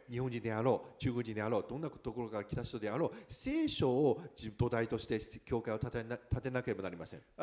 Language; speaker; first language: Japanese; non-native, fluent; Chinese